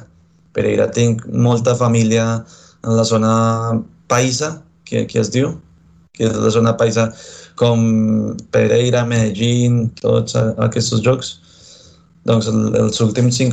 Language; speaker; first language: Catalan; non-native, learner; Spanish